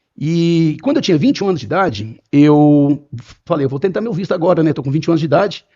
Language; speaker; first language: Portuguese; native; Portuguese